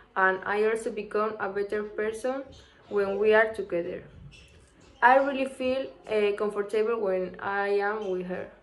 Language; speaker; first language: English; non-native, learner; Spanish